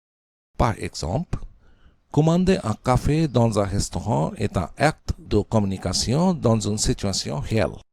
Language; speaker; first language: French; non-native, fluent; Bangla